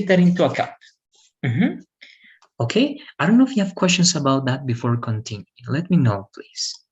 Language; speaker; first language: English; non-native, fluent; Spanish